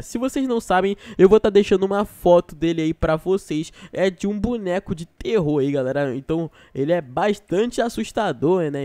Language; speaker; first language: Portuguese; native; Portuguese